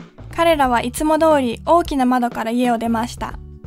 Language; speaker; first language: Japanese; early bilingual, heritage; Japanese